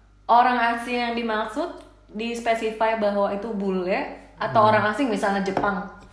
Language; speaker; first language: Indonesian; native; Indonesian